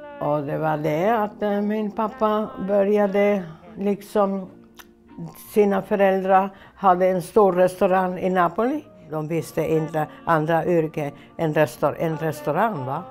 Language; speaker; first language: Swedish; non-native, fluent; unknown